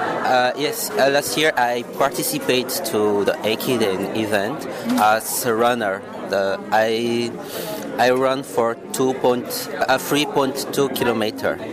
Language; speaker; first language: English; non-native, fluent; Malagasy